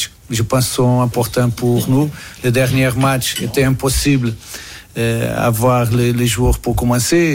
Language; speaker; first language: French; non-native, learner; Portuguese